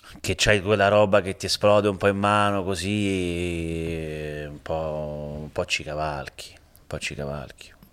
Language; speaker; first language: Italian; native; Italian